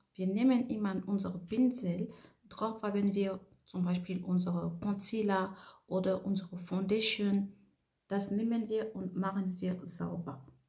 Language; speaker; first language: German; non-native, fluent; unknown